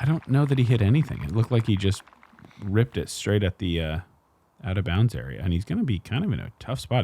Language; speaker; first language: English; native; English